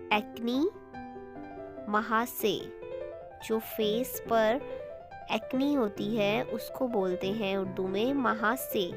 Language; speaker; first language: Urdu; native; Urdu